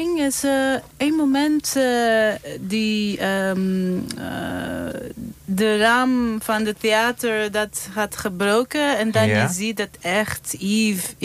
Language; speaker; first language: Dutch; non-native, fluent; Greek